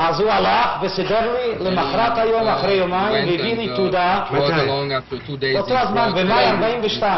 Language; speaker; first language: Hebrew; non-native, fluent; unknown